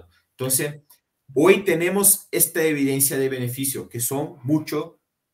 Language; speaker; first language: Spanish; non-native, fluent; Portuguese